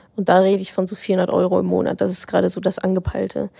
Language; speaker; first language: German; native; German